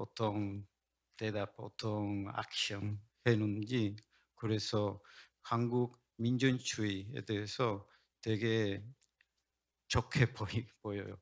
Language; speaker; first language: Korean; non-native, learner; Spanish